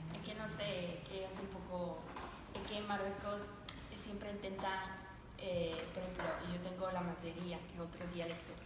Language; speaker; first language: Spanish; non-native, fluent; Arabic